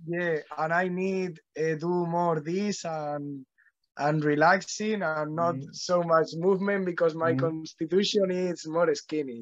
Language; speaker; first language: English; non-native, learner; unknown